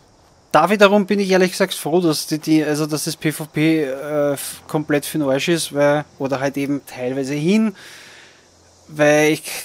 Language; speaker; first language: German; native; German